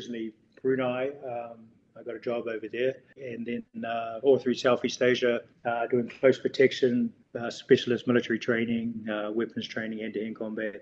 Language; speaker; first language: English; native; English